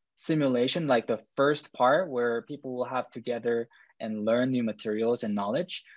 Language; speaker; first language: English; non-native, fluent; Korean